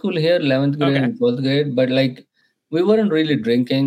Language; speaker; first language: English; non-native, local second language; Telugu